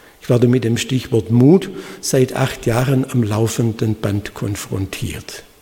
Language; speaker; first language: German; native; German